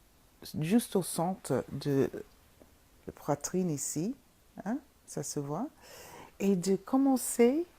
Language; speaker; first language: French; non-native, fluent; English